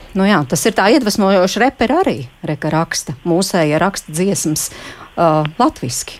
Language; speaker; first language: Latvian; native; Latvian